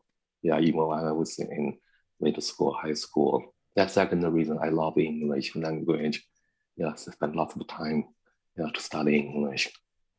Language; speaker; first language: English; non-native, learner; Chinese